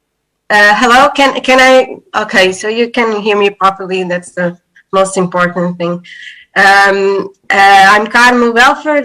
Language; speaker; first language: English; non-native, fluent; Portuguese